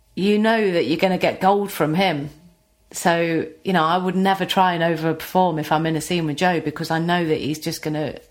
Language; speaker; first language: English; native; English